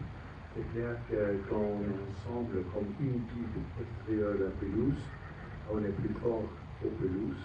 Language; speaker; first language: French; non-native, fluent; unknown